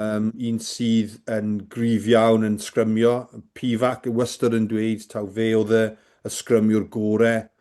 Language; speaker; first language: Welsh; native; Welsh